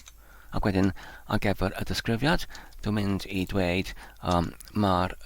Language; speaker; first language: Welsh; non-native, learner; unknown